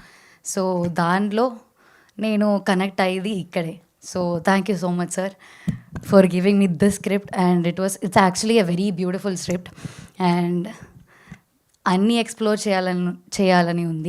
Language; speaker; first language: Telugu; non-native, learner; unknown